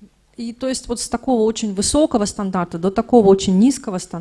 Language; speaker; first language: Russian; native; Russian